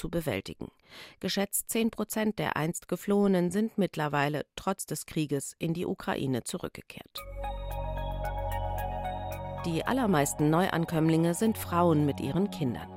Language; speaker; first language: German; native; German